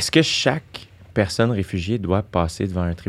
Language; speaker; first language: French; native; French